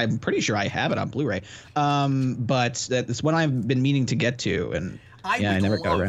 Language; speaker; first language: English; native; English